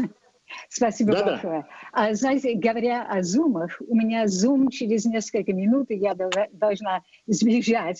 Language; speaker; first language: Russian; non-native, fluent; English